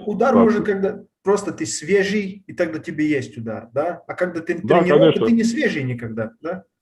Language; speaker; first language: Russian; non-native, learner; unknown